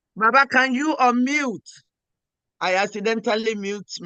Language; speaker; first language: English; non-native, local second language; Yoruba